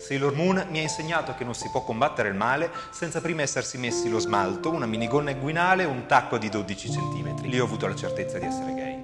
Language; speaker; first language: Italian; native; Italian